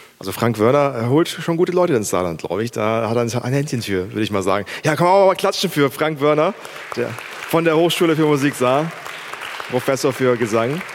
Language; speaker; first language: German; native; German